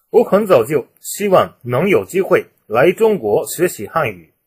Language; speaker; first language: Chinese; non-native, fluent; Japanese